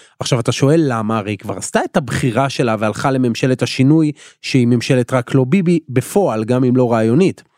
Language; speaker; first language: Hebrew; native; Hebrew